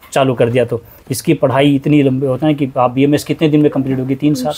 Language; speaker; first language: Hindi; native; Hindi